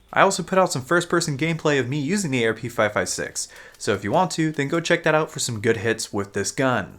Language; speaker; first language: English; native; English